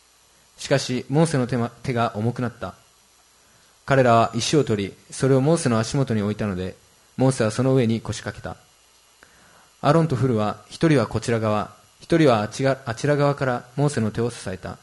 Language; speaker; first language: Japanese; native; Japanese